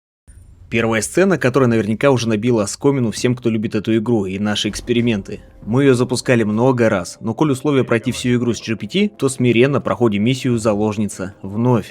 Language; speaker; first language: Russian; native; Russian